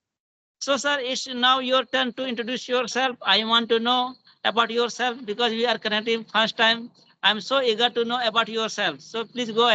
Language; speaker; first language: English; non-native, learner; Hindi